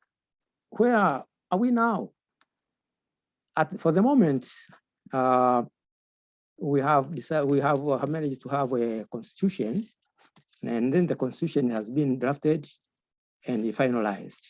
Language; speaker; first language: English; non-native, local second language; Swahili